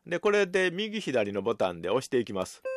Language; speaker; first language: Japanese; native; Japanese